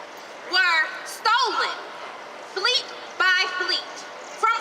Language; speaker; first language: English; native; English